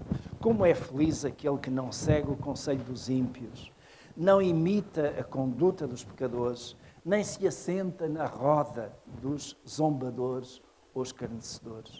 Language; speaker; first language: Portuguese; native; Portuguese